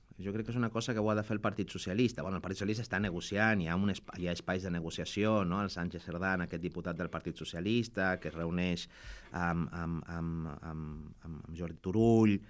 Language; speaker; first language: Catalan; non-native, fluent; Spanish